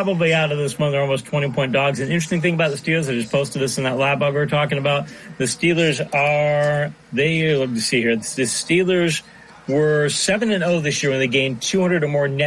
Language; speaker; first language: English; native; English